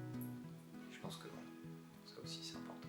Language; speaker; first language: French; native; French